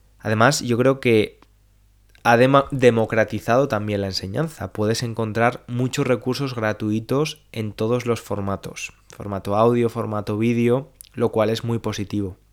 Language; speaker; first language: Spanish; native; Spanish